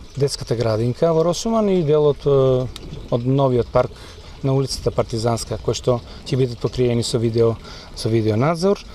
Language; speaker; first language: Macedonian; native; Macedonian